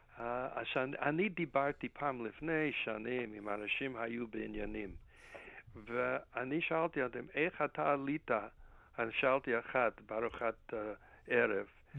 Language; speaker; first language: Hebrew; non-native, fluent; English